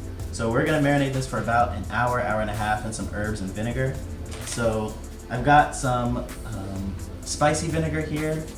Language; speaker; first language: English; native; English